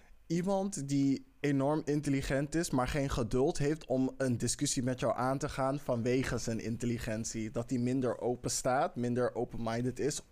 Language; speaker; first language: Dutch; native; Dutch